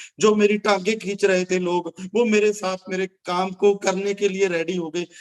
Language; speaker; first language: Hindi; non-native, local second language; Punjabi